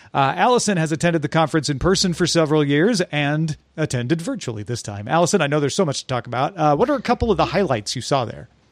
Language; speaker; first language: English; native; English